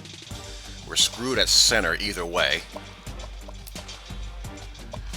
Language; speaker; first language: English; native; English